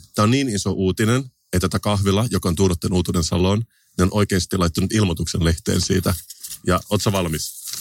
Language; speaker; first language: Finnish; native; Finnish